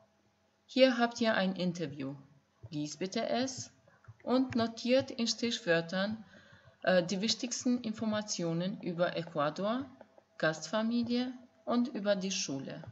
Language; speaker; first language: German; non-native, fluent; Albanian